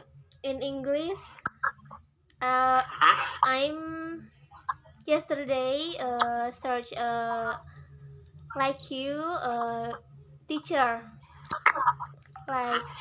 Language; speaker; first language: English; non-native, learner; Indonesian